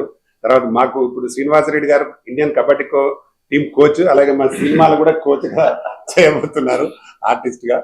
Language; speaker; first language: Telugu; native; Telugu